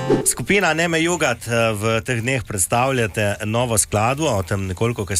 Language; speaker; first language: Slovenian; native; Slovenian